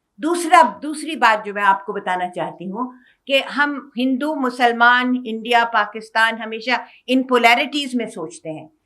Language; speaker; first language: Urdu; native; Urdu